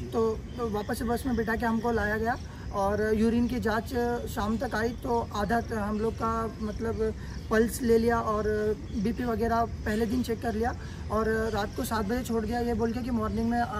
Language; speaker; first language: Hindi; non-native, local second language; Marathi